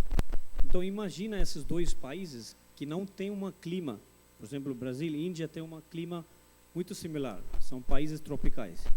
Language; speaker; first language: Portuguese; non-native, fluent; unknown